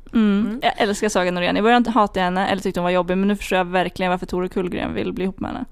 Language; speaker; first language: Swedish; native; Swedish